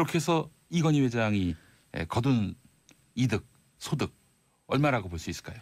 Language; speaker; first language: Korean; native; Korean